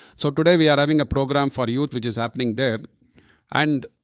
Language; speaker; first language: English; non-native, local second language; Tamil